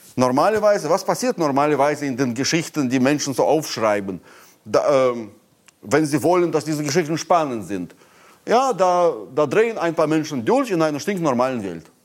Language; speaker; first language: German; non-native, fluent; Russian